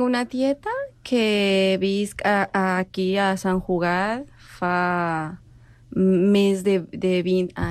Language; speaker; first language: Catalan; non-native, learner; Spanish